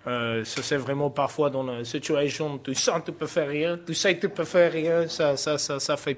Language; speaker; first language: French; non-native, fluent; Afrikaans